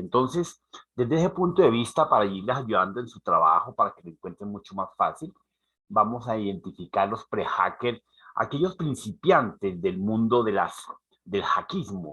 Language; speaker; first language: Spanish; native; Spanish